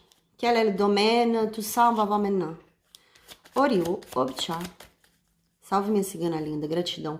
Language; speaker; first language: French; non-native, learner; Spanish